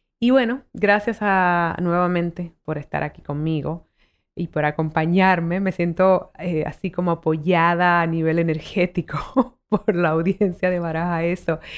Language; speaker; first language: Spanish; early bilingual, heritage; Spanish